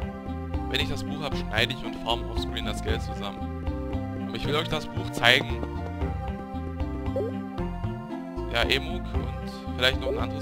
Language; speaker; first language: German; native; German